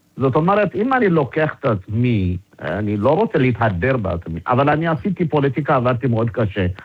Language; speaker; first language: Hebrew; non-native, fluent; Amharic